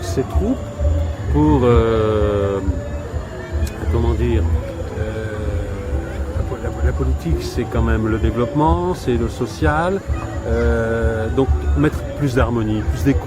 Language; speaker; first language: French; native; French